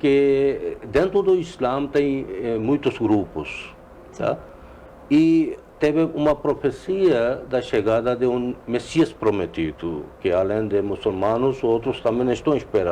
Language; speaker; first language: Portuguese; non-native, fluent; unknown